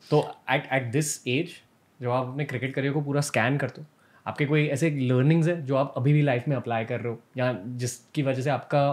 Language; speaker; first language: Hindi; native; Hindi